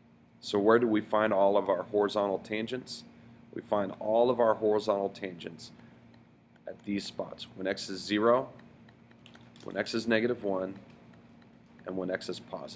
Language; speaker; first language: English; native; English